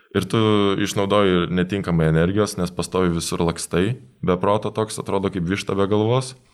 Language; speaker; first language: Lithuanian; native; Lithuanian